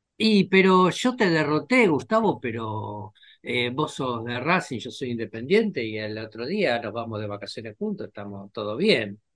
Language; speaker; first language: Spanish; native; Spanish